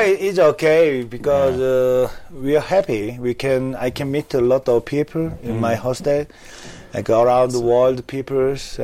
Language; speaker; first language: English; non-native, learner; Korean